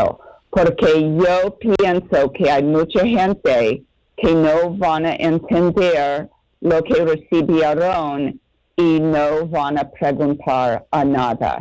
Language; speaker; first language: Spanish; non-native, learner; English